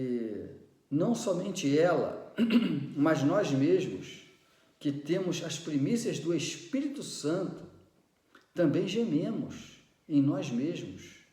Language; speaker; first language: Portuguese; native; Portuguese